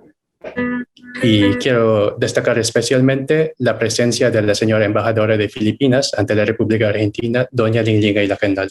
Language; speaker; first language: Spanish; non-native, fluent; Filipino